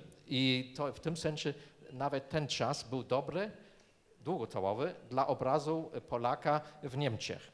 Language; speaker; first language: Polish; non-native, fluent; German